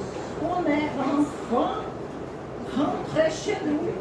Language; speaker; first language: French; non-native, learner; Portuguese